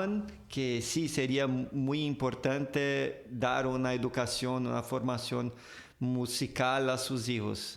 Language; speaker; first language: Spanish; non-native, fluent; Portuguese